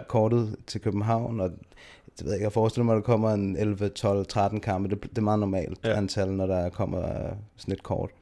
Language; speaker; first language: Danish; native; Danish